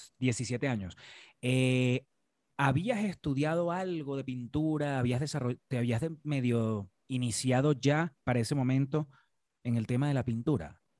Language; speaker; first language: Spanish; native; Spanish